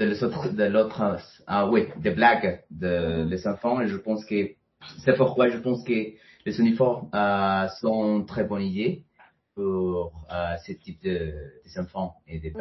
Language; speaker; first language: French; non-native, fluent; Spanish